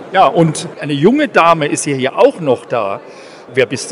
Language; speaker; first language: German; native; German